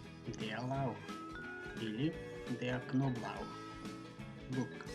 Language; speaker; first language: German; non-native, fluent; Macedonian